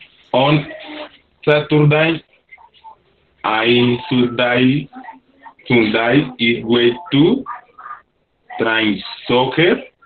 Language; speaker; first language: English; non-native, learner; Spanish